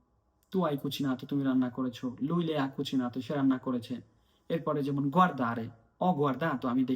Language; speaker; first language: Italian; non-native, fluent; Bangla